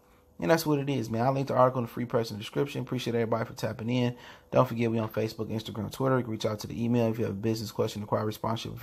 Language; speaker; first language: English; native; English